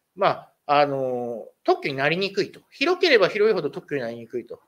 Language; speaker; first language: Japanese; native; Japanese